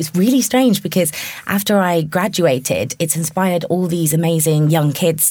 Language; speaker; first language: English; native; English